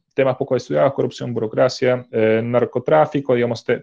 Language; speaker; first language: Spanish; non-native, fluent; Czech